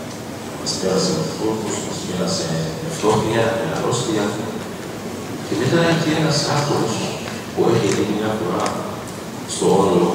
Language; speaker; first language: Greek; non-native, learner; Arabic